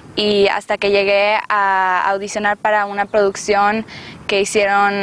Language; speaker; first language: Spanish; native; Spanish